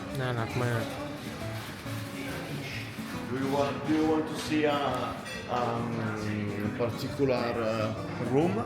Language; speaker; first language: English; non-native, learner; Thai